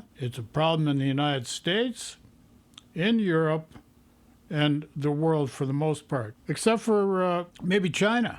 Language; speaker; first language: English; native; English